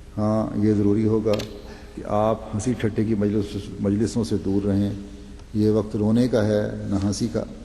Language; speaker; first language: Urdu; native; Urdu